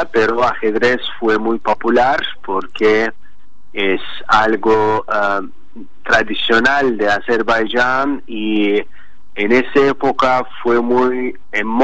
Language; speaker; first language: Spanish; non-native, learner; Azerbaijani